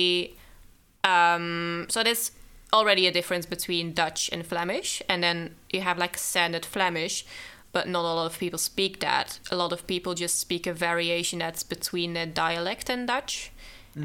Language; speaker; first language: English; non-native, fluent; Dutch